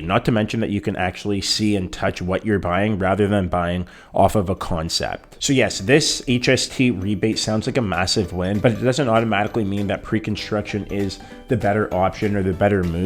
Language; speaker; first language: English; native; English